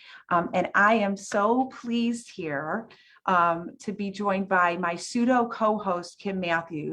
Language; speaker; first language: English; native; English